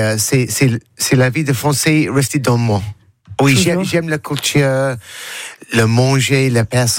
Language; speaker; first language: French; non-native, learner; English